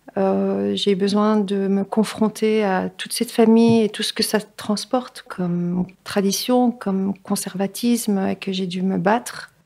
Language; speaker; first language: French; native; French